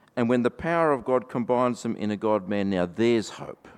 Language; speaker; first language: English; native; English